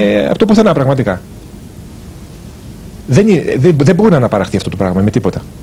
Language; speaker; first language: Greek; native; Greek